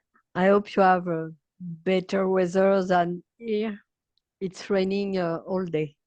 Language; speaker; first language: English; non-native, learner; French